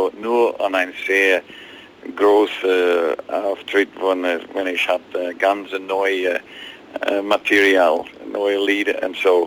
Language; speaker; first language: German; non-native, learner; English